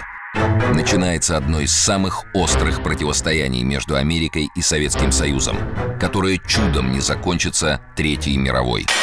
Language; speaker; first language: Russian; native; Russian